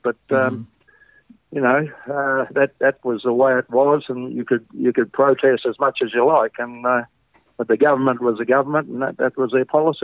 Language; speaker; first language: English; native; English